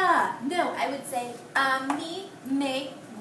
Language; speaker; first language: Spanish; non-native, fluent; English